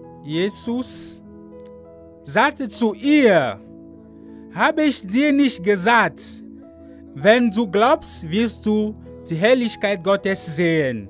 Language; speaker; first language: German; non-native, learner; Ewe